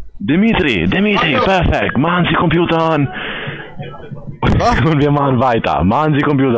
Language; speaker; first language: German; non-native, learner; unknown